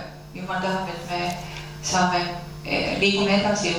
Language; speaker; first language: Finnish; non-native, learner; Estonian